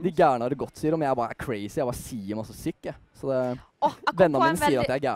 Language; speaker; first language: Norwegian; native; Norwegian